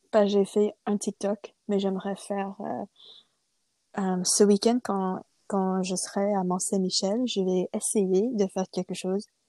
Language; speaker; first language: French; non-native, fluent; English